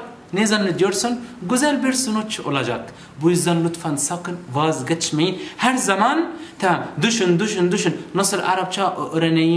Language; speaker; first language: Turkish; non-native, fluent; Arabic